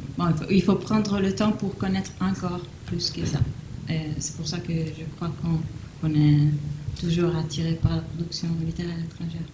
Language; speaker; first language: French; non-native, fluent; Italian